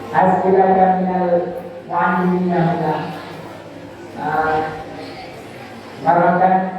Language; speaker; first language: Arabic; non-native, learner; Indonesian